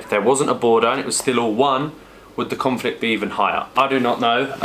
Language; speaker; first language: English; native; English